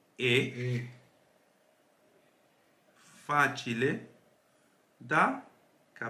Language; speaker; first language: Italian; non-native, fluent; Spanish